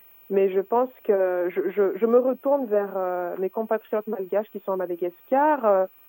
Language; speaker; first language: French; non-native, local second language; Malagasy